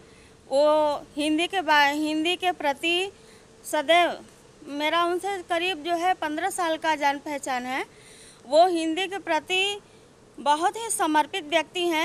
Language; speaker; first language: Hindi; native; Hindi